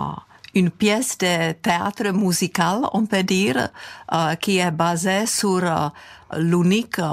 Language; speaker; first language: French; non-native, fluent; Czech